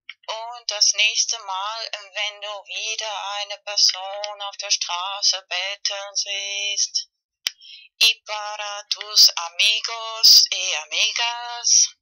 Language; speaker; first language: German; non-native, learner; Spanish